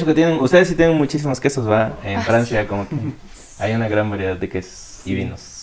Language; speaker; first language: Spanish; native; Spanish